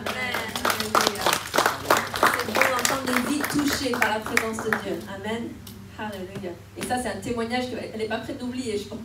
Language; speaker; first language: French; native; French